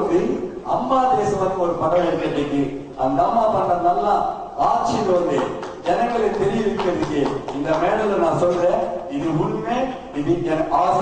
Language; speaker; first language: Tamil; non-native, local second language; Telugu